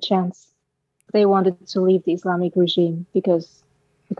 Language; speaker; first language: English; non-native, fluent; Danish